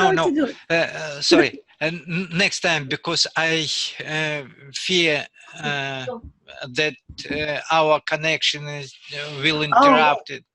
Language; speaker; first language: English; non-native, learner; Russian